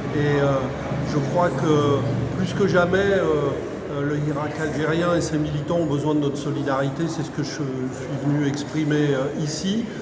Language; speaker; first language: French; native; French